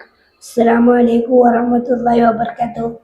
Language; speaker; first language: Arabic; non-native, learner; Malayalam